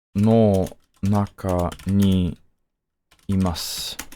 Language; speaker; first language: Japanese; non-native, learner; English